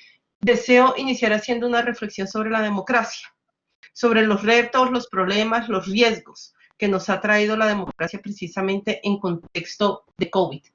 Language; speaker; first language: Spanish; native; Spanish